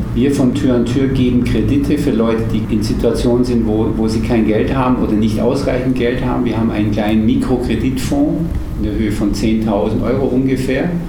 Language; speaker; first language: German; native; German